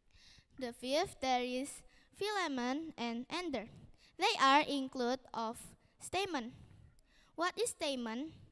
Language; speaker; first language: English; non-native, learner; Indonesian